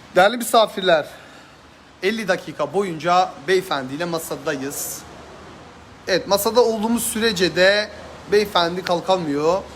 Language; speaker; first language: Turkish; native; Turkish